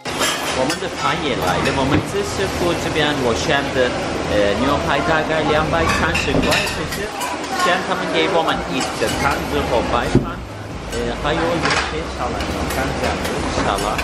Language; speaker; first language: Chinese; non-native, learner; Turkish